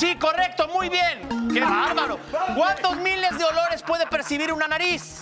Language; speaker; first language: Spanish; native; Spanish